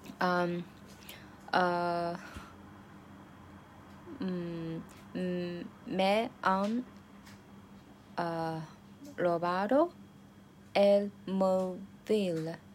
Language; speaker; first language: Spanish; non-native, learner; Chinese